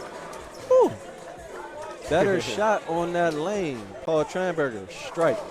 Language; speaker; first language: English; native; English